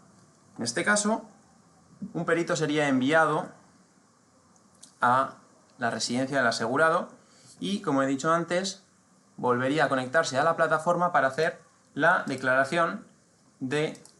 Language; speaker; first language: Spanish; native; Spanish